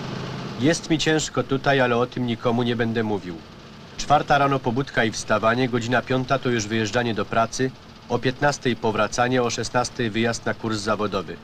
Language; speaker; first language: Polish; native; Polish